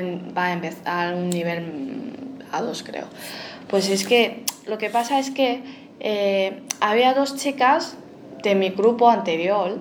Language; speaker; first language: Spanish; non-native, fluent; Chinese